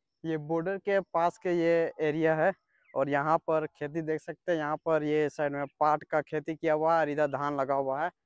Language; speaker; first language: Hindi; native; Hindi